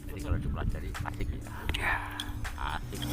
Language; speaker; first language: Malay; non-native, local second language; Javanese